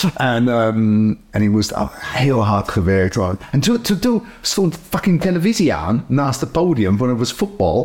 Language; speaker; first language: Dutch; non-native, fluent; English